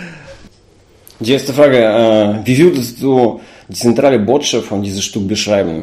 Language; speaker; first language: German; non-native, learner; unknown